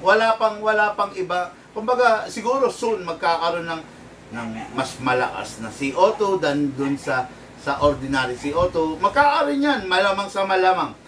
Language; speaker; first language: Filipino; native; Filipino